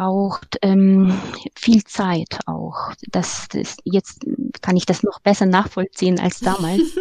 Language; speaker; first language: German; non-native, fluent; Ukrainian